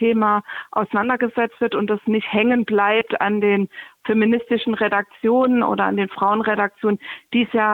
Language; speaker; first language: German; native; German